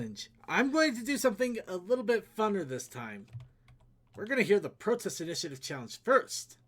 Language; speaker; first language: English; native; English